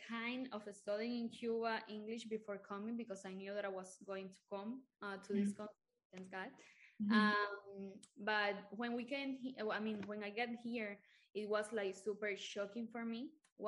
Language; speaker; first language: English; non-native, fluent; Spanish